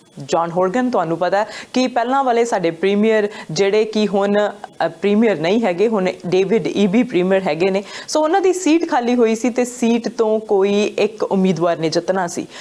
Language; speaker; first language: Punjabi; native; Punjabi